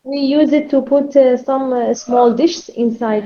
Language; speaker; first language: English; non-native, learner; Arabic